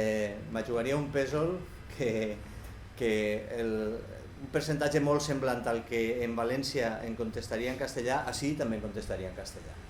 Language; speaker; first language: Catalan; native; Catalan